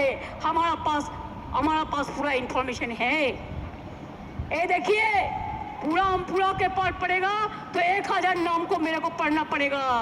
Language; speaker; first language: Hindi; non-native, local second language; Bangla